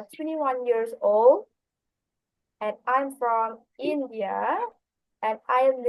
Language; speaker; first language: English; non-native, learner; Indonesian